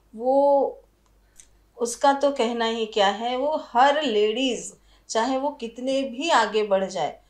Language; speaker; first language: Hindi; native; Hindi